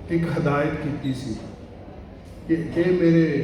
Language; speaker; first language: Hindi; non-native, local second language; Punjabi